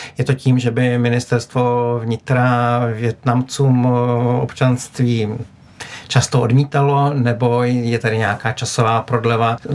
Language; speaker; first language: Czech; native; Czech